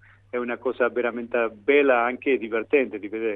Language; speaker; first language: Italian; non-native, fluent; Spanish